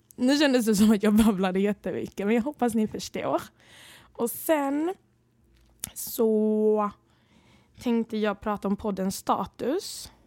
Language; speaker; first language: Swedish; early bilingual, other home language; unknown